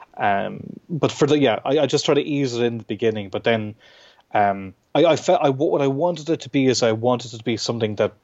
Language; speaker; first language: English; native; English